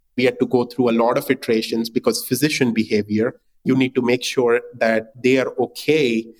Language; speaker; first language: English; non-native, local second language; Hindi